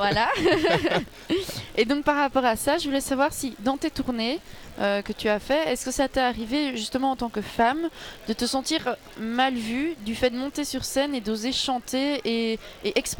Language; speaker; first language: French; native; French